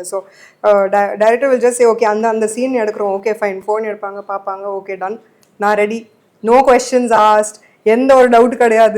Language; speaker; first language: Tamil; non-native, fluent; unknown